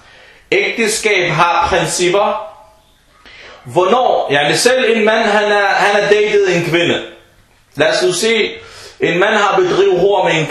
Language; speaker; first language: Danish; early bilingual, other home language; Arabic